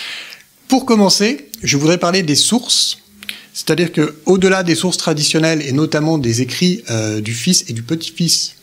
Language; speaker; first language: French; native; French